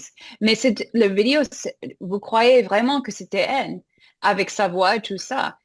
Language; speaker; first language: French; non-native, fluent; English